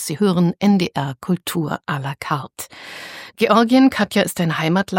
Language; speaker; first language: German; native; German